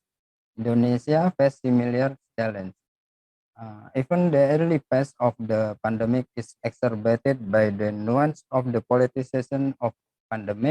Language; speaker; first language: English; non-native, fluent; Indonesian